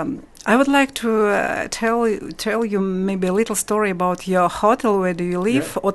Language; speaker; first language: English; non-native, learner; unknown